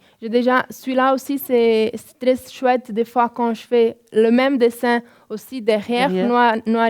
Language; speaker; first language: French; non-native, fluent; Portuguese